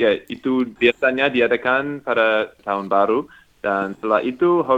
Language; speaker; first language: Indonesian; non-native, fluent; English